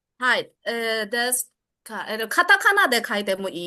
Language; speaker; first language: Japanese; non-native, learner; Burmese